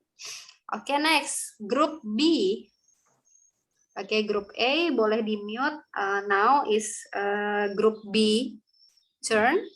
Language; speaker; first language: English; non-native, learner; Indonesian